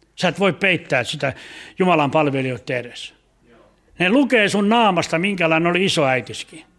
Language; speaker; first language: Finnish; native; Finnish